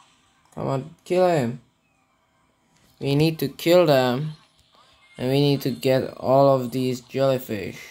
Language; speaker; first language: English; non-native, learner; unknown